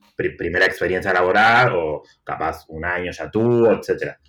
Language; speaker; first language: Spanish; native; Spanish